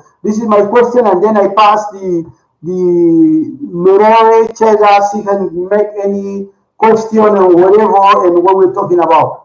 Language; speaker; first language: English; non-native, learner; Spanish